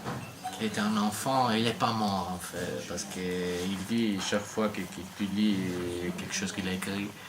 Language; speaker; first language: French; non-native, learner; Italian